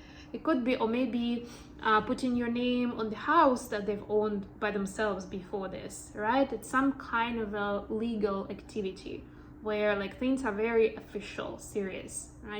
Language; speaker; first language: English; non-native, fluent; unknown